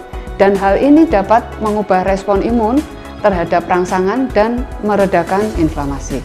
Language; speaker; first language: Indonesian; native; Indonesian